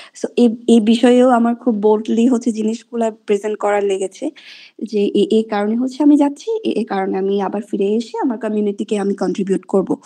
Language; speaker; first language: Bangla; non-native, local second language; Marma